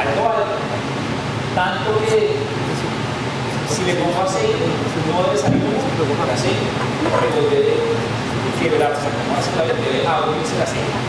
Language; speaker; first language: Spanish; native; Spanish